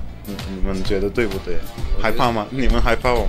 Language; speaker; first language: Chinese; non-native, learner; Turkish